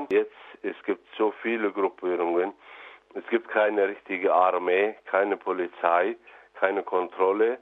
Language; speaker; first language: German; non-native, learner; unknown